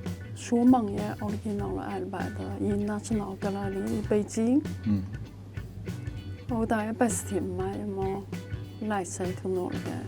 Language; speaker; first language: Norwegian; non-native, learner; Chinese